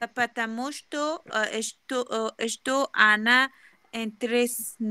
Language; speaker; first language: Russian; non-native, learner; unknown